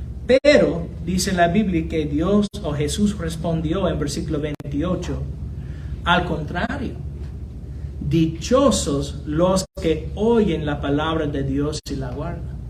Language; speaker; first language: Spanish; non-native, fluent; English